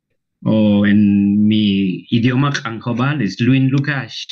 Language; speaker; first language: Spanish; non-native, local second language; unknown